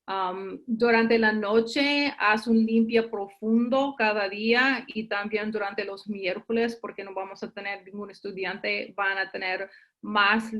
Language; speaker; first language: Spanish; early bilingual, heritage; English